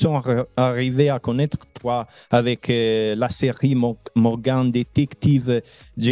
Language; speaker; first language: French; non-native, learner; Italian